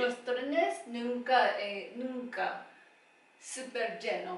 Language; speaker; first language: Spanish; non-native, learner; Japanese